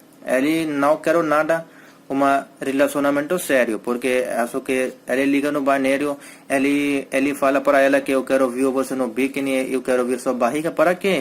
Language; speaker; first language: Portuguese; non-native, learner; Hindi